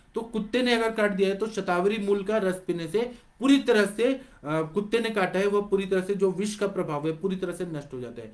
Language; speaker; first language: Hindi; non-native, local second language; Marathi